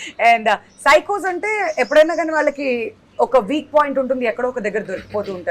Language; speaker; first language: Telugu; native; Telugu